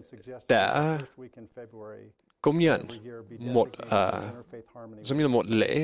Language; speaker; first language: Vietnamese; non-native, fluent; English